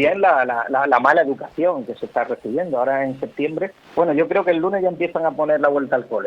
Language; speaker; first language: Spanish; native; Spanish